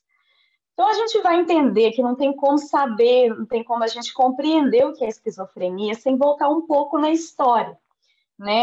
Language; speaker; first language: Portuguese; native; Portuguese